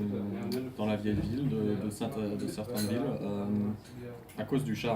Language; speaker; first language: French; non-native, fluent; German